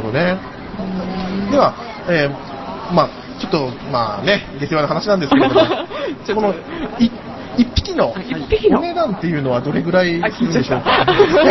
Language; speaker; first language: Japanese; native; Japanese